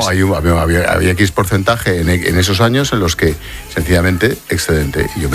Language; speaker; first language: Spanish; native; Spanish